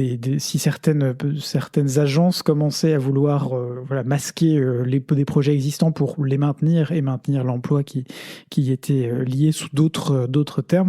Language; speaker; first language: French; native; French